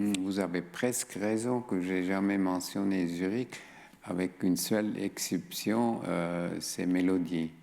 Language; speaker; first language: French; non-native, fluent; German